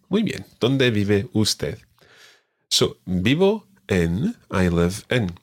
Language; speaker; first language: Spanish; non-native, fluent; English